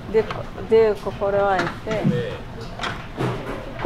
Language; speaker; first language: Japanese; non-native, learner; Arabic